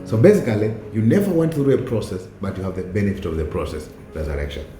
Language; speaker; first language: English; non-native, local second language; Swahili